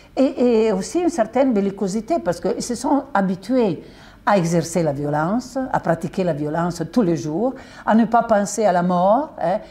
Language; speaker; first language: French; non-native, fluent; Italian